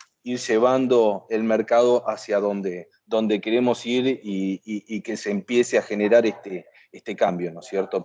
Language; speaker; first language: Spanish; native; Spanish